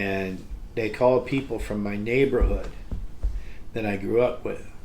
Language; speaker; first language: English; native; English